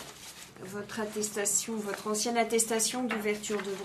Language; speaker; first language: French; native; French